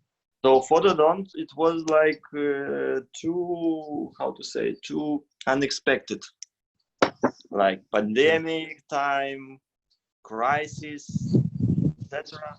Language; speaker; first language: English; non-native, fluent; Russian